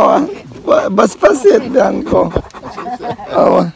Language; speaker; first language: German; non-native, learner; Filipino